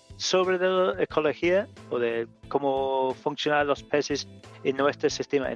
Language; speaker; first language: Spanish; non-native, learner; English